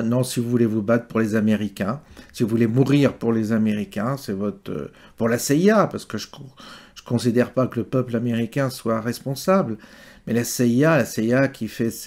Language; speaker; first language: French; native; French